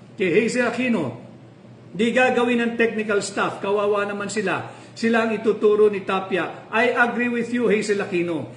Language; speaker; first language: Filipino; native; Filipino